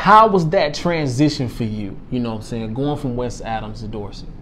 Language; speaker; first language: English; native; English